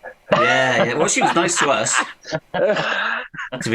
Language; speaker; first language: English; native; English